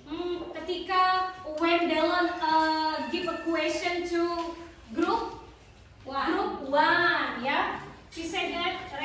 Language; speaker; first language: English; non-native, local second language; Indonesian